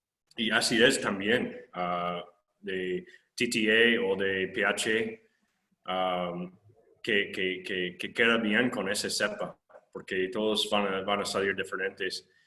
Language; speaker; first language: Spanish; non-native, fluent; English